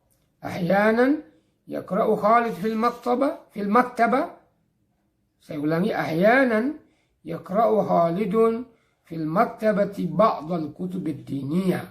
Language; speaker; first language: Arabic; non-native, fluent; Indonesian